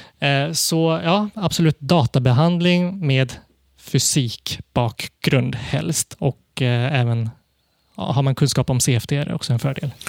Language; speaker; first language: Swedish; early bilingual, other home language; Cantonese